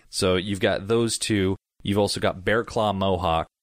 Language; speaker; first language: English; native; English